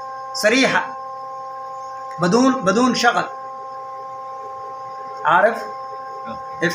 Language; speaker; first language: Arabic; non-native, learner; Punjabi